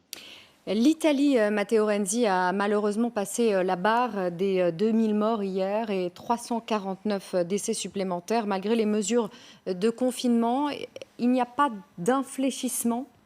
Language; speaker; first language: French; native; French